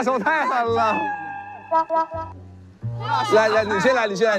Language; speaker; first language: Chinese; native; Chinese